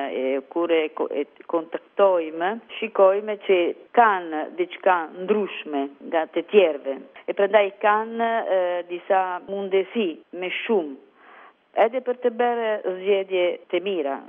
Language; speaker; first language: Albanian; non-native, learner; Italian